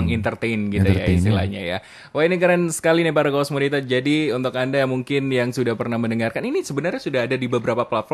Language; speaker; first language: Indonesian; native; Indonesian